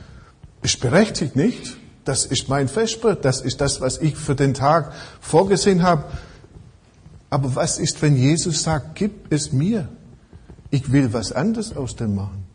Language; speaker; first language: German; non-native, fluent; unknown